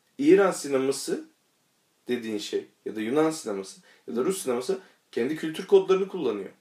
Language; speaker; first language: Turkish; native; Turkish